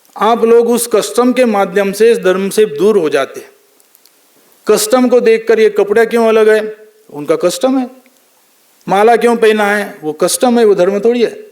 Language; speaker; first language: Hindi; non-native, local second language; Marathi